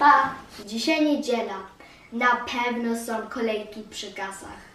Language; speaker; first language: Polish; early bilingual, heritage; Polish